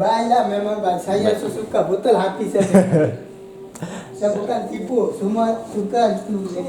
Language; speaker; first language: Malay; non-native, learner; Bangla